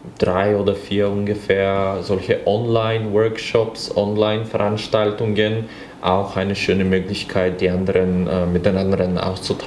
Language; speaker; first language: German; non-native, fluent; Bulgarian